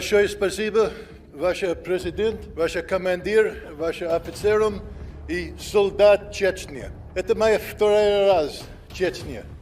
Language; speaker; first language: Russian; non-native, learner; English